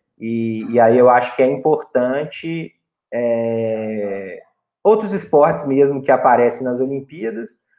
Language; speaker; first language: Portuguese; native; Portuguese